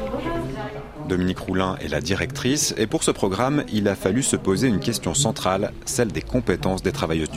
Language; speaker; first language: French; native; French